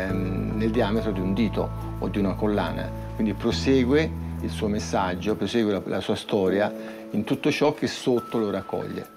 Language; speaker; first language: Italian; native; Italian